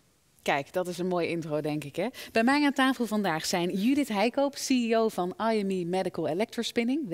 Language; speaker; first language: Dutch; native; Dutch